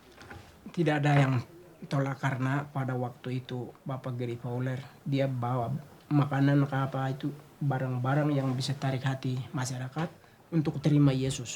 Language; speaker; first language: Indonesian; non-native, local second language; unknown